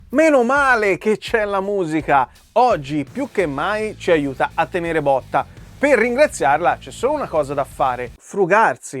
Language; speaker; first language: Italian; native; Italian